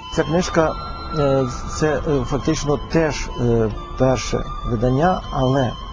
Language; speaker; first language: Ukrainian; native; Ukrainian